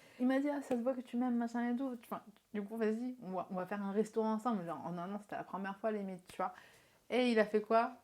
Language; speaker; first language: French; early bilingual, other home language; Japanese